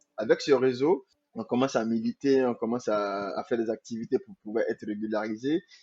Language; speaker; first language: French; non-native, local second language; Mandingo